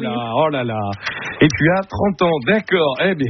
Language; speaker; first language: French; native; French